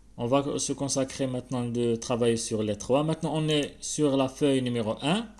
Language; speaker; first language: French; non-native, local second language; Arabic